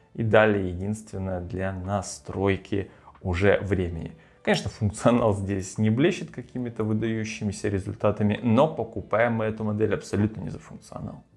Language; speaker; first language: Russian; native; Russian